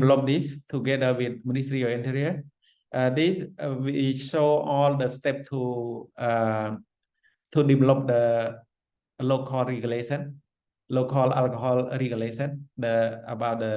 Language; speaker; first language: English; non-native, fluent; Khmer